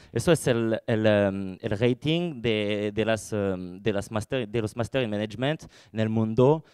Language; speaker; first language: Spanish; non-native, fluent; French